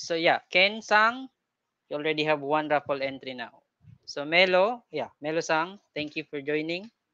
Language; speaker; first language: English; non-native, local second language; Filipino